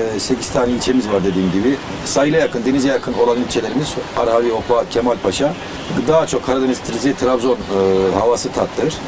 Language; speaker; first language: Turkish; native; Turkish